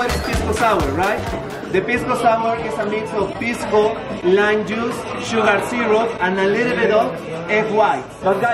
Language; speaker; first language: English; non-native, fluent; Spanish